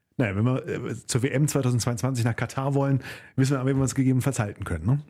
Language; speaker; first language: German; native; German